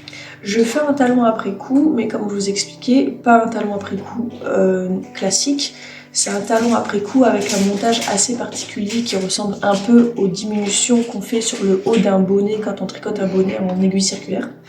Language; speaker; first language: French; native; French